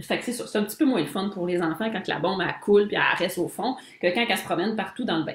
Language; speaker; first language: French; native; French